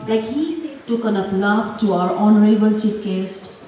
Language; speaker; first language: English; non-native, local second language; Nepali